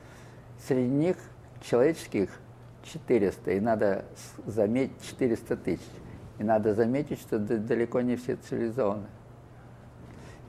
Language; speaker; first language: Russian; native; Russian